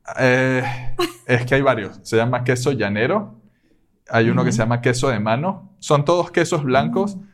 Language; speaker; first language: Spanish; native; Spanish